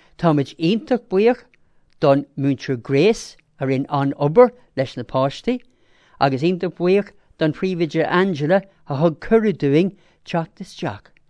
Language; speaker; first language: Irish; non-native, local second language; English